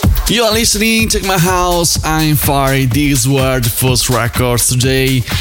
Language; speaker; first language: English; non-native, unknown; Italian